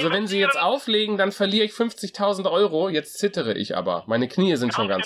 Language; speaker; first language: German; native; German